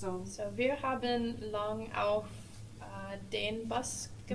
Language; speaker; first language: German; non-native, learner; English